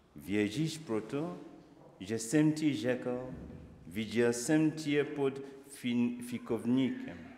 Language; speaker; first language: Czech; non-native, learner; Igbo